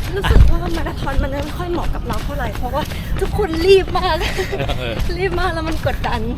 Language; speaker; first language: Thai; early bilingual, other home language; Italian